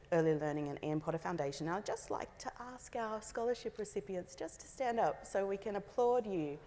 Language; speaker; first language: English; native; English